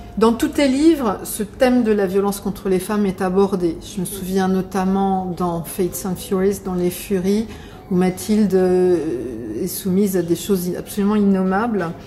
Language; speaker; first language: French; native; French